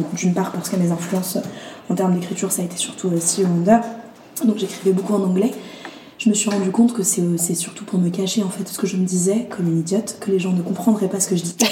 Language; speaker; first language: French; early bilingual, other home language; Arabic